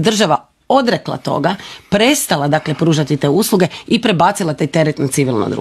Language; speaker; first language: Croatian; native; Croatian